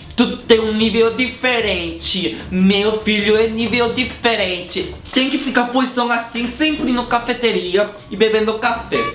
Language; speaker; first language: Portuguese; non-native, fluent; Korean